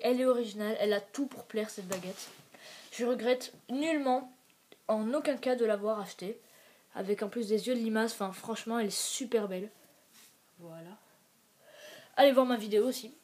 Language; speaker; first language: French; native; French